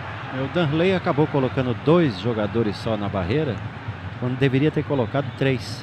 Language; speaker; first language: Portuguese; native; Portuguese